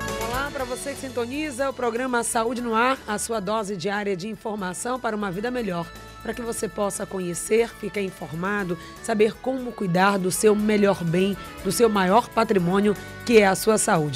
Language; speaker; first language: Portuguese; native; Portuguese